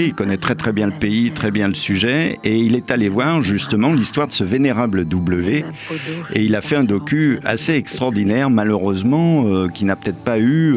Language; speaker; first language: French; native; French